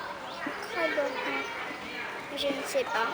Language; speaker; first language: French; non-native, learner; Lao